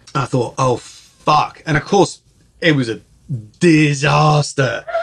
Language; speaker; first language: English; early bilingual, other home language; Czech